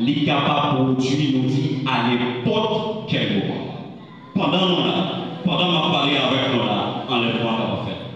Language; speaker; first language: French; non-native, local second language; Haitian Creole